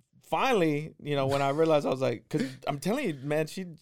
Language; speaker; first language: English; non-native, fluent; Spanish